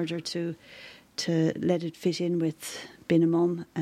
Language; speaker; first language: English; native; English